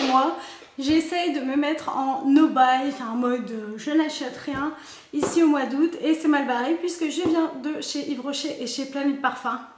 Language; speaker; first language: French; native; French